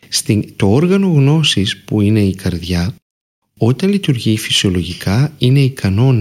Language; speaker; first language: Greek; native; Greek